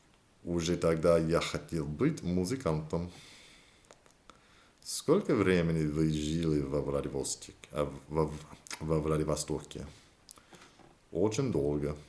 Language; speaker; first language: Russian; non-native, learner; English